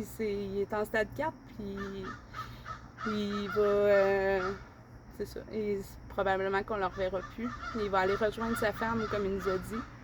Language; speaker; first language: French; native; French